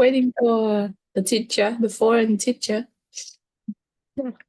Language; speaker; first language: English; non-native, learner; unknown